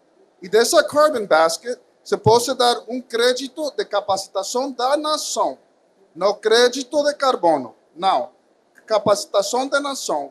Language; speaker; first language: Portuguese; non-native, fluent; Spanish